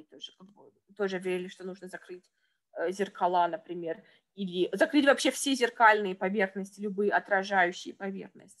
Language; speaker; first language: Russian; native; Russian